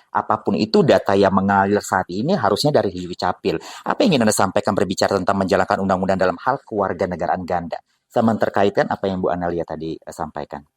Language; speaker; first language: Indonesian; native; Indonesian